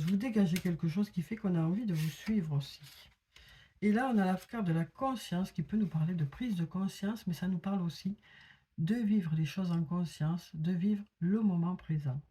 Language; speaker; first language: French; native; French